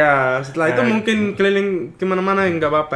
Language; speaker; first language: Indonesian; non-native, fluent; Arabic